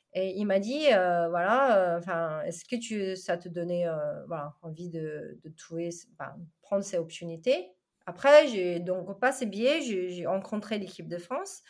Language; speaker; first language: French; non-native, fluent; Chinese